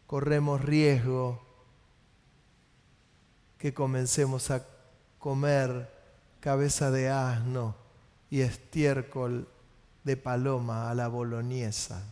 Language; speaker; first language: Spanish; native; Spanish